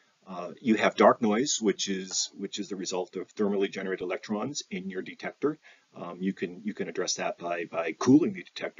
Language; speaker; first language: English; native; English